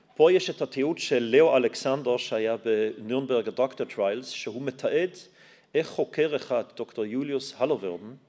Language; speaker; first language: Hebrew; non-native, fluent; German